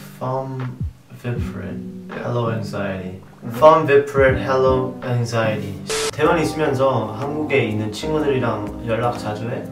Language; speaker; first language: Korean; non-native, fluent; English